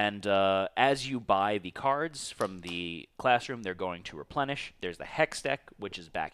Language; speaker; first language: English; native; English